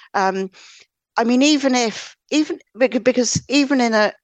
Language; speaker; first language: English; native; English